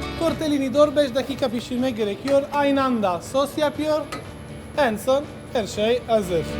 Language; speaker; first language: Turkish; non-native, learner; Italian